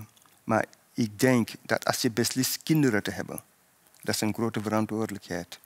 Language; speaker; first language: Dutch; non-native, fluent; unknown